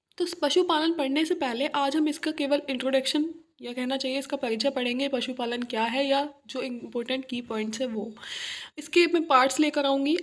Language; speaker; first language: Hindi; native; Hindi